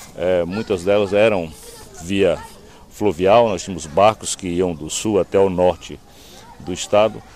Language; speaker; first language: Portuguese; native; Portuguese